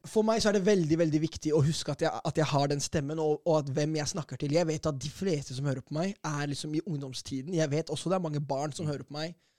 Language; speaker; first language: Norwegian; early bilingual, other home language; Arabic